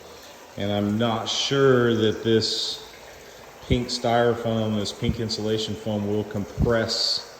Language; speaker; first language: English; native; English